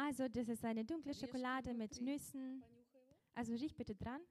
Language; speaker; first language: German; non-native, local second language; Russian